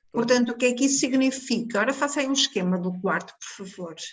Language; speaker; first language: Portuguese; native; Portuguese